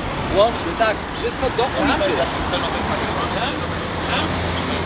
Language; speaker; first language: Polish; native; Polish